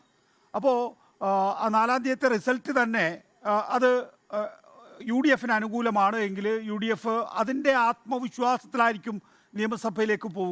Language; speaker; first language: Malayalam; native; Malayalam